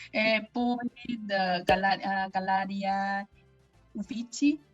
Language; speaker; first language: Italian; non-native, learner; Korean